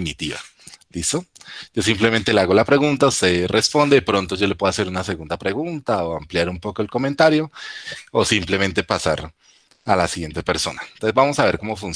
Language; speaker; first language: Spanish; native; Spanish